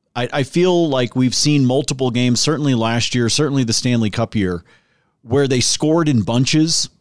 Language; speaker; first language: English; native; English